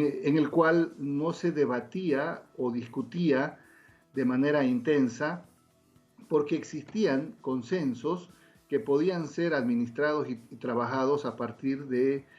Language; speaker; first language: Spanish; native; Spanish